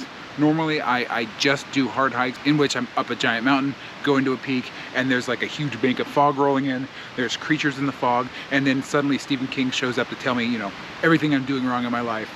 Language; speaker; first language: English; native; English